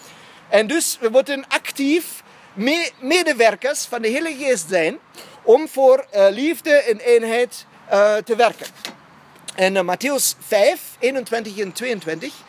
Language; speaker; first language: Dutch; non-native, fluent; German